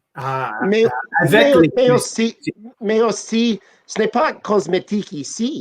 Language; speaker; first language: French; non-native, local second language; English